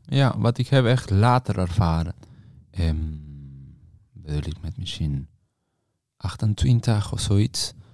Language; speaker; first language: Dutch; non-native, fluent; Spanish